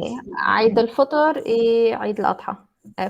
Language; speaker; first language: Spanish; non-native, learner; Arabic